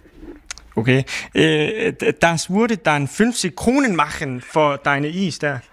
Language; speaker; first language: German; non-native, learner; Danish